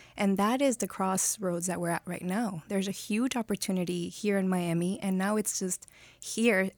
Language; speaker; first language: English; early bilingual, other home language; Spanish